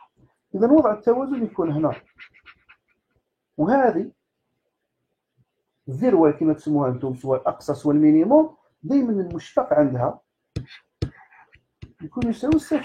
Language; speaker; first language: Arabic; native; Arabic